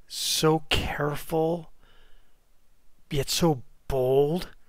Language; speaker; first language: English; native; English